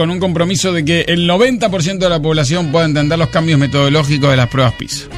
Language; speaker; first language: Spanish; native; Spanish